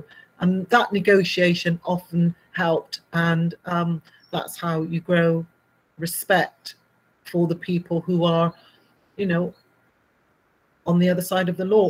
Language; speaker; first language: English; native; English